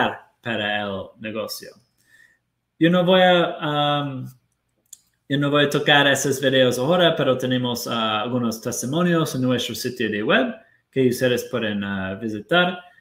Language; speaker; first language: Spanish; non-native, fluent; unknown